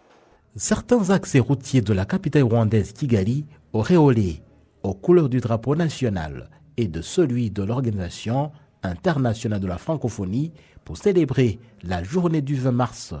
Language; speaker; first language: French; non-native, local second language; Kinyarwanda